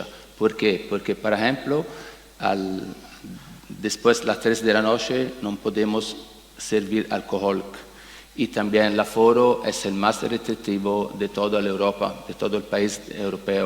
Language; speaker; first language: Spanish; non-native, learner; Italian